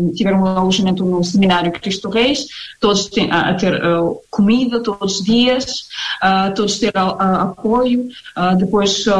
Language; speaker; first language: Portuguese; non-native, fluent; Ukrainian